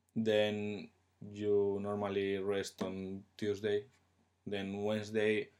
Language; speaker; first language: English; non-native, learner; Spanish